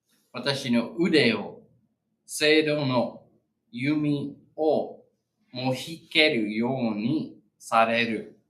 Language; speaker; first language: Japanese; non-native, fluent; English